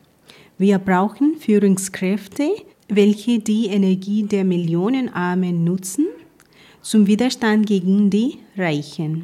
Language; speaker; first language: German; non-native, fluent; Punjabi